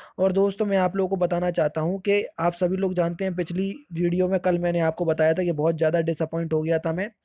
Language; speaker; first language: Hindi; native; Hindi